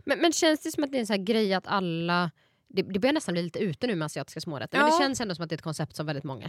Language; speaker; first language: Swedish; native; Swedish